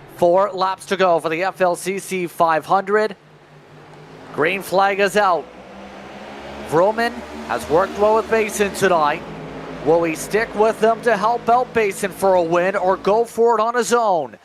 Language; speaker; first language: English; native; English